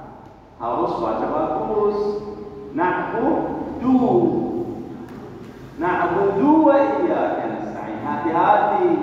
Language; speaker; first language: Indonesian; non-native, learner; Arabic